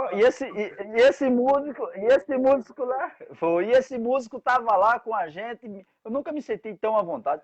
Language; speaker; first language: Portuguese; native; Portuguese